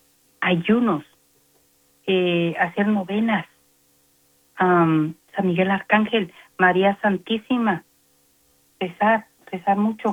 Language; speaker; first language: Spanish; native; Spanish